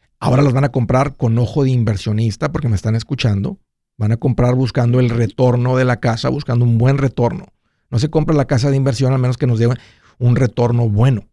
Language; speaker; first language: Spanish; early bilingual, heritage; Spanish